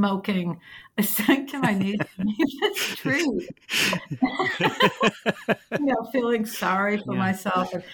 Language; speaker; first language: English; native; English